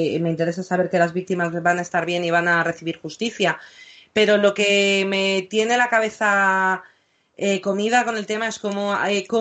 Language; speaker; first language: Spanish; non-native, fluent; English